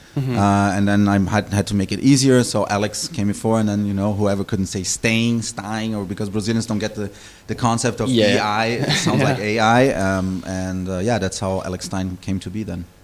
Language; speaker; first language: English; non-native, fluent; German